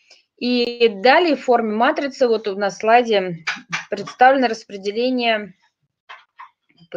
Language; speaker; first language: Russian; native; Russian